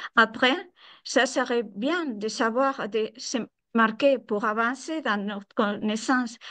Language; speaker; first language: French; non-native, fluent; Spanish